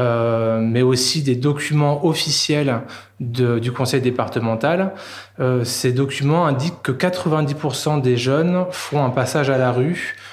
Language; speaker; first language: French; native; French